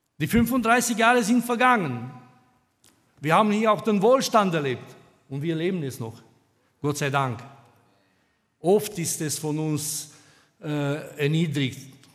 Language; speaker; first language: German; non-native, fluent; Romanian